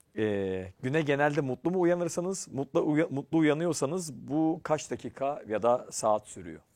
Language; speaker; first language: Turkish; native; Turkish